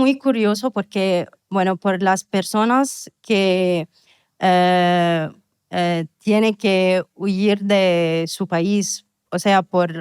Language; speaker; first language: Spanish; non-native, fluent; Arabic